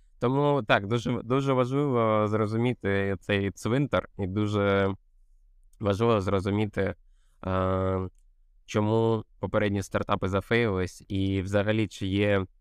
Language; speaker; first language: Ukrainian; native; Ukrainian